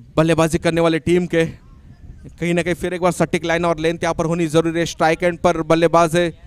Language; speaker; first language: Hindi; non-native, local second language; Marathi